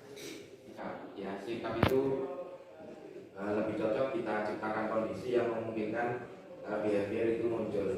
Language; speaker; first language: Indonesian; native; Indonesian